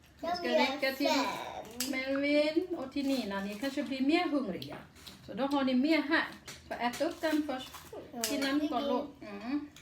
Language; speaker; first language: Swedish; non-native, fluent; Thai